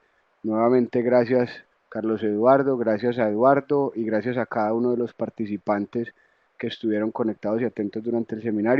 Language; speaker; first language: Spanish; native; Spanish